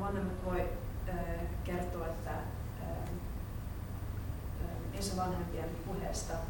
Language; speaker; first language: Finnish; non-native, learner; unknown